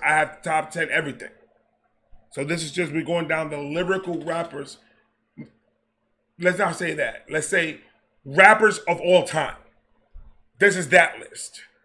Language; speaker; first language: English; early bilingual, other home language; Spanish